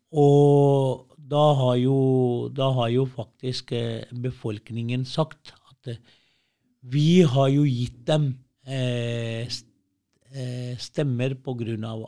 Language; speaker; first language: Norwegian; early bilingual, other home language; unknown